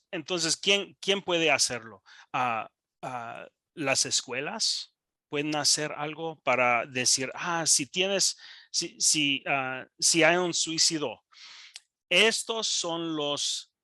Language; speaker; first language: Spanish; non-native, learner; English